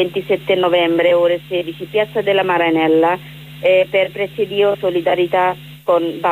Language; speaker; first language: Italian; non-native, learner; Bangla